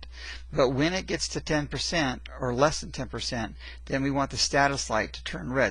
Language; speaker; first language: English; native; English